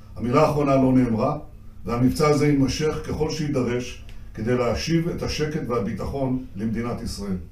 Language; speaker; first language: Hebrew; native; Hebrew